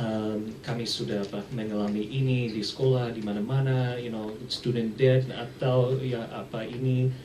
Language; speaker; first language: Indonesian; early bilingual, heritage; English